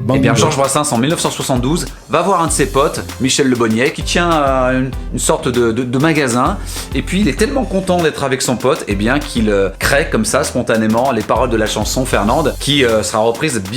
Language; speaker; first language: French; native; French